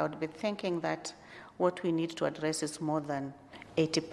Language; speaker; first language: English; non-native, local second language; Luo (Kenya and Tanzania)